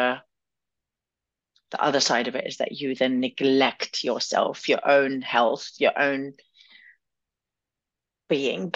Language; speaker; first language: English; early bilingual, other home language; Arabic